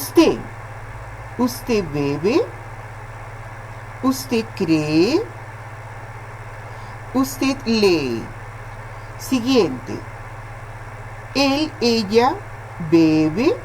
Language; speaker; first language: Spanish; non-native, fluent; Portuguese